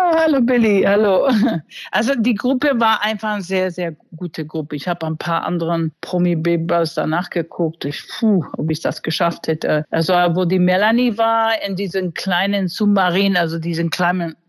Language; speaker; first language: German; early bilingual, other home language; Spanish